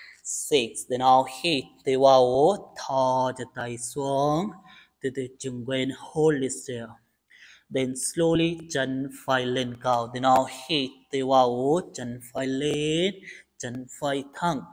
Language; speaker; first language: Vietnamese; non-native, learner; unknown